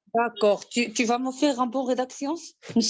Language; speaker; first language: French; non-native, learner; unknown